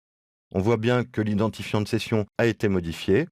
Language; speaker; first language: French; native; French